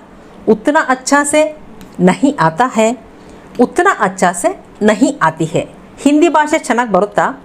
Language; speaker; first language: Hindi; non-native, local second language; Kannada